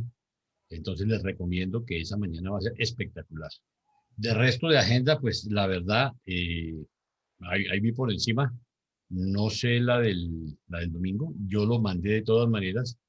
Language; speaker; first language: Spanish; native; Spanish